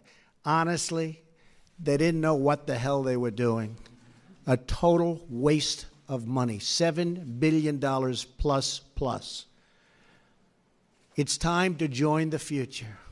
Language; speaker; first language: English; native; English